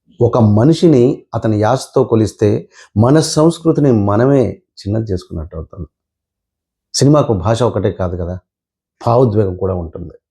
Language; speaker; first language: Telugu; native; Telugu